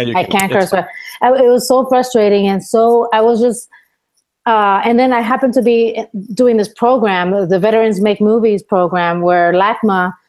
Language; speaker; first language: English; early bilingual, other home language; Spanish